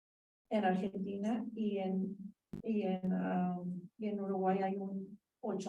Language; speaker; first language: Spanish; early bilingual, heritage; Spanish